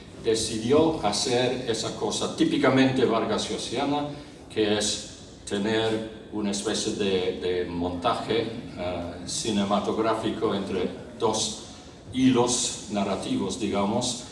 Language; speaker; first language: Spanish; non-native, fluent; English